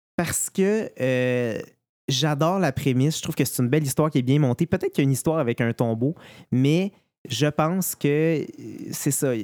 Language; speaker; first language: French; native; French